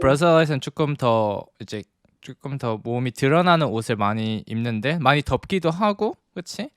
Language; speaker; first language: Korean; native; Korean